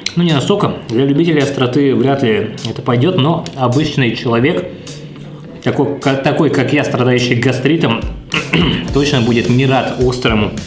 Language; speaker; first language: Russian; native; Russian